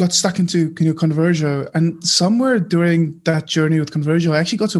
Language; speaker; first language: English; non-native, local second language; Afrikaans